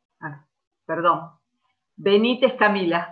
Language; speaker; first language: Spanish; native; Spanish